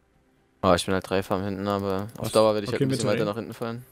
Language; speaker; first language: German; native; German